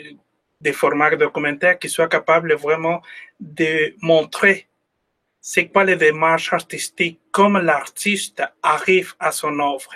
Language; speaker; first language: French; non-native, fluent; Spanish